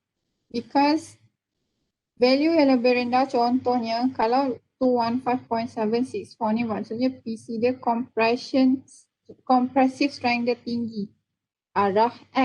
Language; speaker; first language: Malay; native; Malay